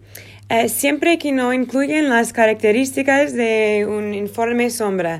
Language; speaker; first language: Spanish; non-native, learner; Portuguese